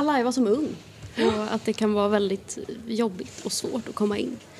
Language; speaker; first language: Swedish; native; Swedish